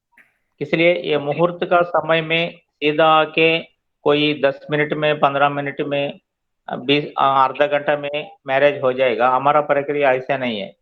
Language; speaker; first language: Hindi; non-native, local second language; Telugu